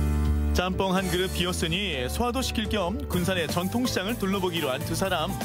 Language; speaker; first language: Korean; native; Korean